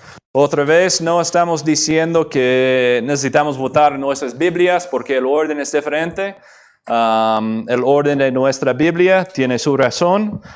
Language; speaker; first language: Spanish; non-native, fluent; English